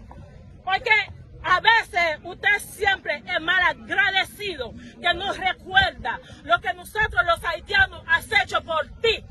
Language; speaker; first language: Spanish; non-native, fluent; Haitian Creole